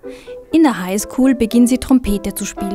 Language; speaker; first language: German; native; German